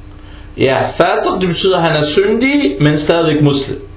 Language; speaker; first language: Danish; early bilingual, other home language; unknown